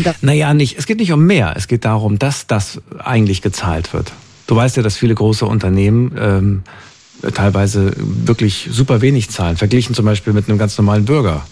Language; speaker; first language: German; native; German